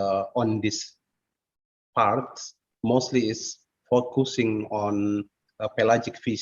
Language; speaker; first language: English; non-native, fluent; Indonesian